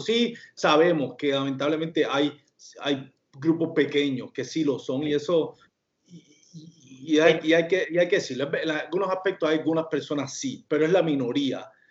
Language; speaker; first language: Spanish; native; Spanish